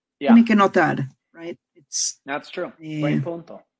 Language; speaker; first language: Spanish; early bilingual, heritage; Spanish